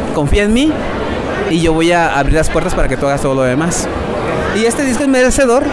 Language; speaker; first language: Spanish; native; Spanish